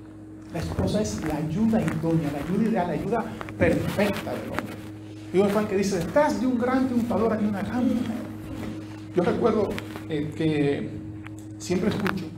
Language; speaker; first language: Spanish; native; Spanish